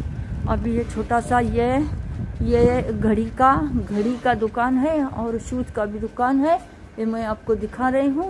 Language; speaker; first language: Hindi; non-native, local second language; Marathi